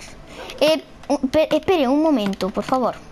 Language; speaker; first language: Spanish; native; Spanish